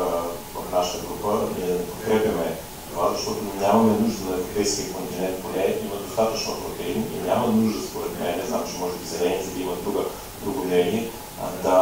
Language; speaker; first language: Bulgarian; native; Bulgarian